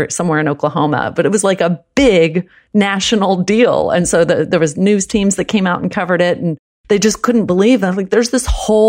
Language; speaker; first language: English; early bilingual, other home language; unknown